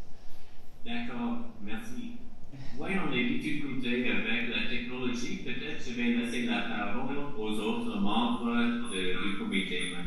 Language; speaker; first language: French; non-native, fluent; English